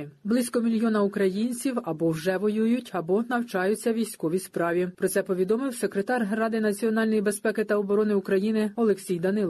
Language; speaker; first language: Ukrainian; native; Ukrainian